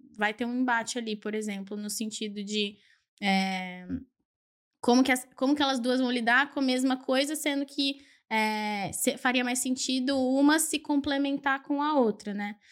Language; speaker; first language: Portuguese; early bilingual, other home language; Spanish